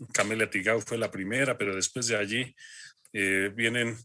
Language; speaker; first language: Spanish; native; Spanish